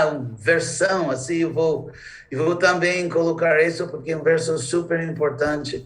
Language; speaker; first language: Portuguese; non-native, fluent; English